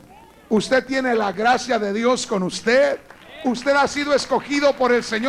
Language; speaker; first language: Spanish; native; Spanish